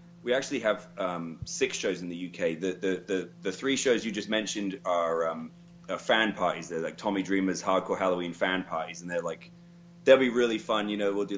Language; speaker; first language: English; native; English